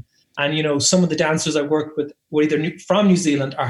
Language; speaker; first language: English; native; English